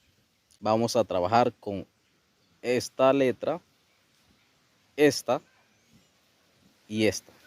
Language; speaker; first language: Spanish; non-native, local second language; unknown